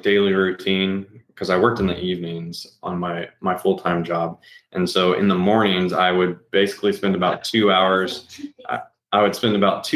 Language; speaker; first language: English; native; English